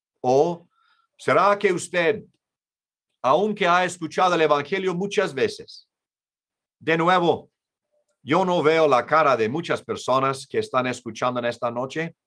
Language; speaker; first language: Spanish; non-native, fluent; English